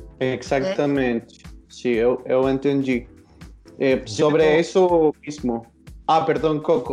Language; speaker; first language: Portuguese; non-native, learner; Spanish